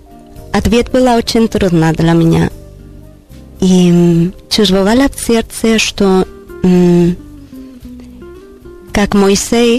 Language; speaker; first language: Russian; non-native, learner; Spanish